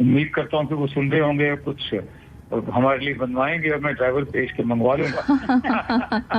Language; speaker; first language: Hindi; native; Hindi